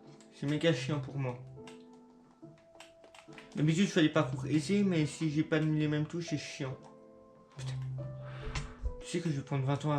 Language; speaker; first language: French; native; French